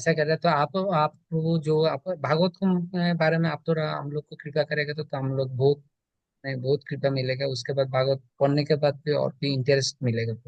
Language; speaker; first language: Hindi; non-native, learner; Bangla